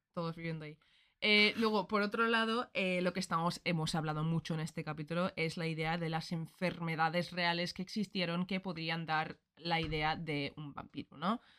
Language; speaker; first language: Spanish; early bilingual, other home language; English